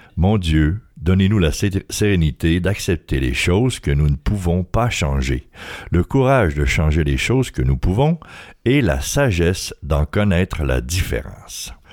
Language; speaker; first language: French; native; French